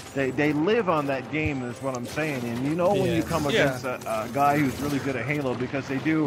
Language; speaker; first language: English; native; English